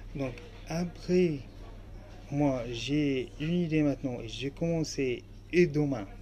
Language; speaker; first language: French; non-native, fluent; Arabic